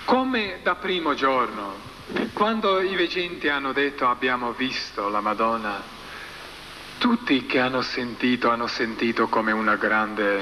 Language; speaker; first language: Italian; non-native, learner; Croatian